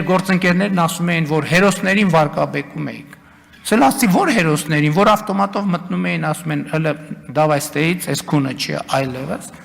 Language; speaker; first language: Armenian; native; Armenian